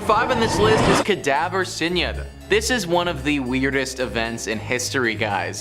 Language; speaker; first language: English; native; English